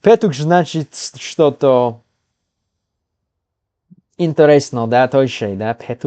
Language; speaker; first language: Russian; non-native, learner; English